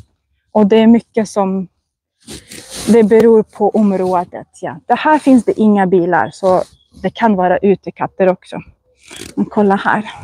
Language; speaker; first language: Swedish; non-native, fluent; Russian